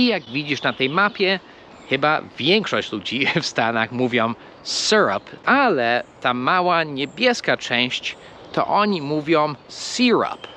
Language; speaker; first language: Polish; non-native, fluent; English